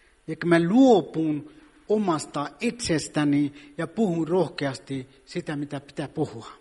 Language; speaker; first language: Finnish; non-native, fluent; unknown